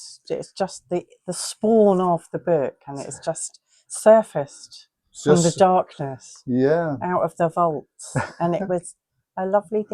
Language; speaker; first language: English; native; English